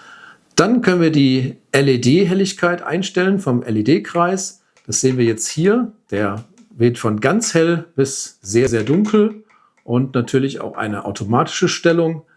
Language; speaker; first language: German; native; German